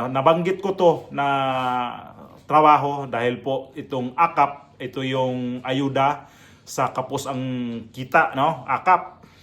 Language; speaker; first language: Filipino; non-native, local second language; Cebuano